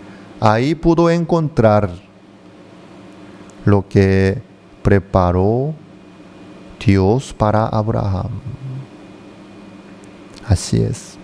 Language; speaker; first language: Spanish; non-native, fluent; Korean